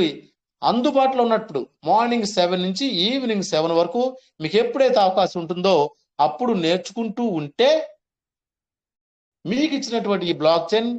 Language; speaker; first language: Telugu; native; Telugu